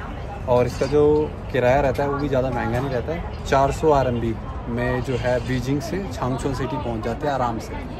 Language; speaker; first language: Hindi; native; Hindi